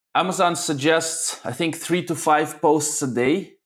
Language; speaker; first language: English; early bilingual, other home language; Russian